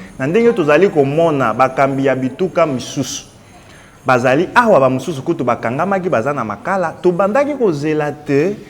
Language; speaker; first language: Lingala; native; Lingala